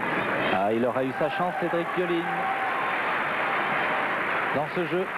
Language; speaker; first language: French; native; French